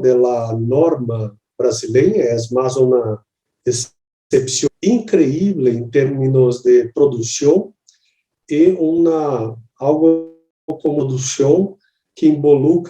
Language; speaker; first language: Spanish; non-native, learner; Portuguese